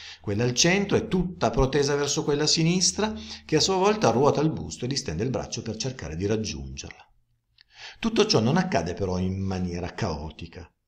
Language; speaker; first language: Italian; native; Italian